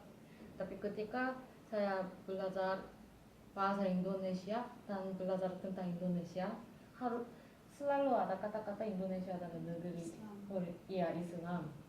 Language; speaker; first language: Indonesian; non-native, fluent; Korean